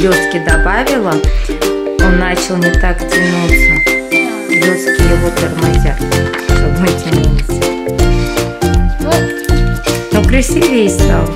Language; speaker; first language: Russian; native; Russian